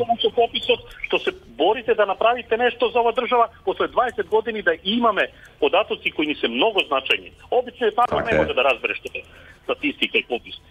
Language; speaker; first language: Macedonian; early bilingual, heritage; Macedonian